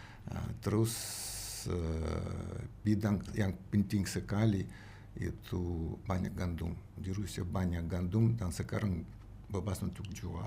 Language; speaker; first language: Indonesian; non-native, learner; Russian